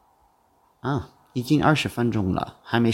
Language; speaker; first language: Chinese; non-native, learner; English